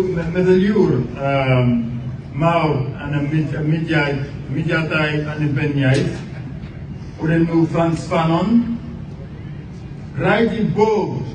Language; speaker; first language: Welsh; non-native, fluent; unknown